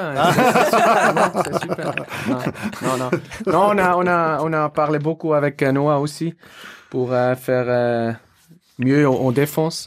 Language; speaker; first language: French; non-native, local second language; German